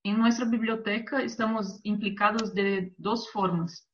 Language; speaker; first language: Spanish; non-native, fluent; Portuguese